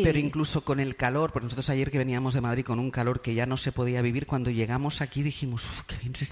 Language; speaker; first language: Spanish; native; Spanish